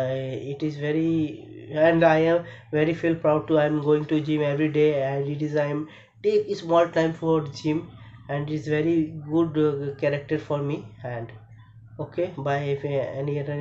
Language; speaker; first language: English; non-native, learner; Bangla